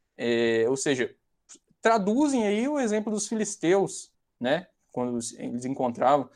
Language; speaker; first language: Portuguese; native; Portuguese